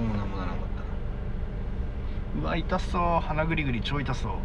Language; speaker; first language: Japanese; native; Japanese